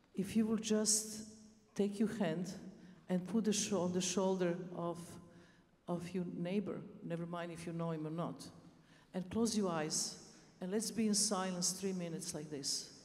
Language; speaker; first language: English; non-native, fluent; Serbian